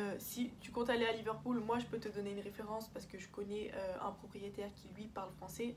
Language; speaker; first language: French; early bilingual, other home language; Portuguese